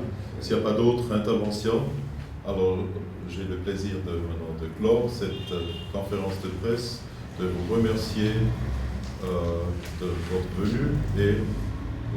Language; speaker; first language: French; non-native, fluent; German